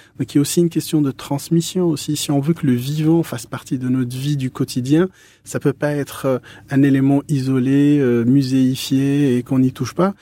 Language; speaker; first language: French; non-native, local second language; Arabic